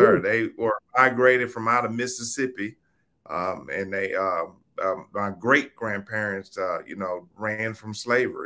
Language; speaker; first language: English; native; English